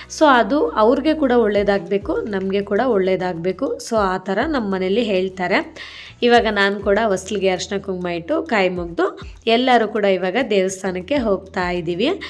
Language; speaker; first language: Kannada; non-native, local second language; Telugu